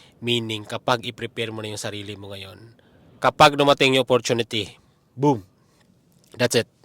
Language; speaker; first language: Filipino; non-native, local second language; Cebuano